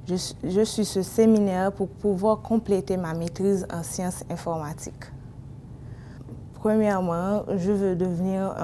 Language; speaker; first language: French; non-native, local second language; Haitian Creole